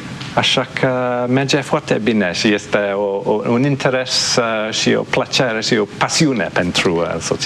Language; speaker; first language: Romanian; non-native, fluent; English